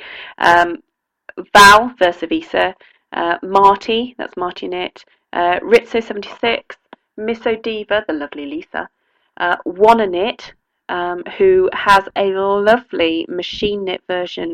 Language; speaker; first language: English; native; English